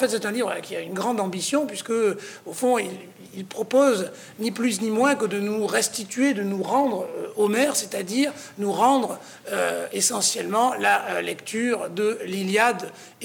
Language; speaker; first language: French; native; French